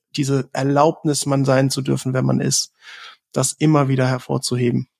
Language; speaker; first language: German; native; German